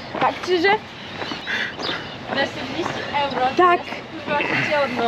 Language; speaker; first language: Polish; early bilingual, heritage; Polish